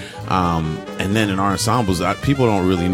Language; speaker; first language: English; native; English